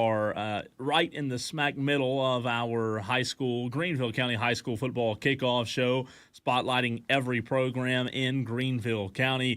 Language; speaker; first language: English; native; English